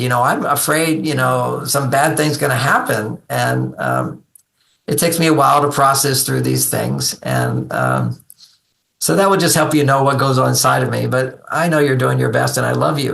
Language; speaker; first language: English; native; English